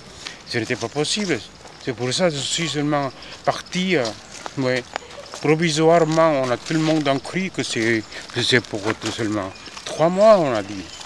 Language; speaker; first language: French; non-native, fluent; Korean